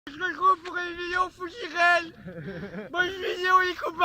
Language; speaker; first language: French; native; French